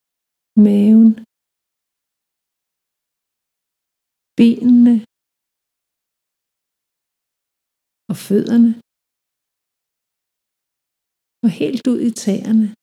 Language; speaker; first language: Danish; native; Danish